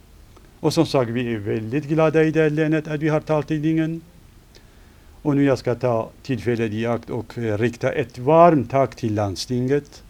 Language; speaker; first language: Swedish; non-native, fluent; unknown